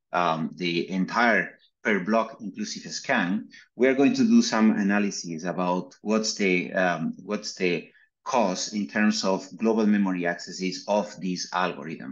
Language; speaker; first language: English; non-native, fluent; Spanish